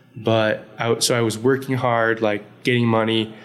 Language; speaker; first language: English; native; English